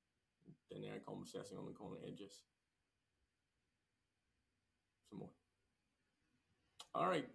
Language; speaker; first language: Spanish; non-native, learner; English